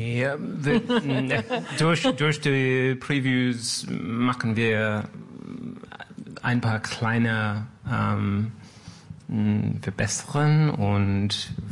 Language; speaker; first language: German; non-native, learner; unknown